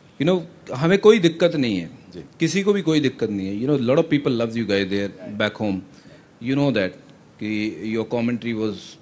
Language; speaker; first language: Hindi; non-native, local second language; Punjabi